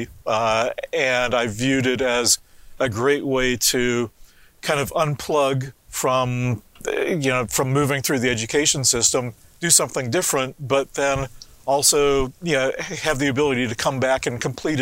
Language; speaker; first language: English; native; English